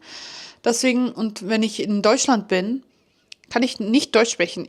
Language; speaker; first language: German; early bilingual, heritage; English